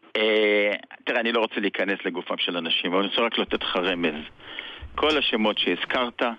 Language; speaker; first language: Hebrew; native; Hebrew